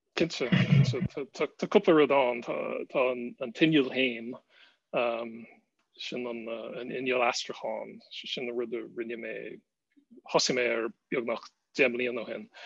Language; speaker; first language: Irish; non-native, fluent; English